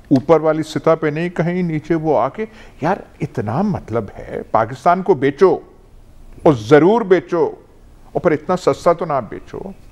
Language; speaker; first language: Urdu; non-native, local second language; Punjabi